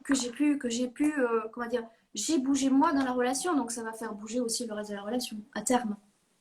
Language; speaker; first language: French; native; French